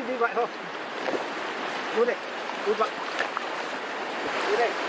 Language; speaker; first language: Vietnamese; native; Vietnamese